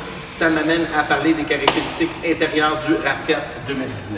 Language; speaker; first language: French; native; French